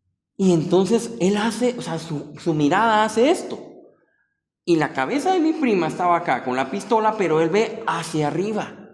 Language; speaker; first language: Spanish; native; Spanish